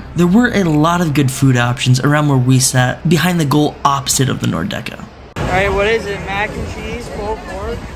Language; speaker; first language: English; native; English